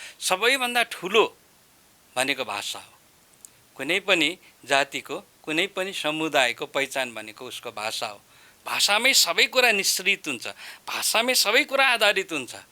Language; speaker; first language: Nepali; non-native, local second language; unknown